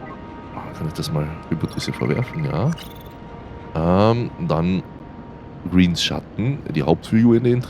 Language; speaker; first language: German; native; German